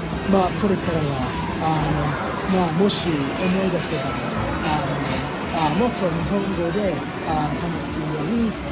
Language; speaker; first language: Japanese; non-native, learner; English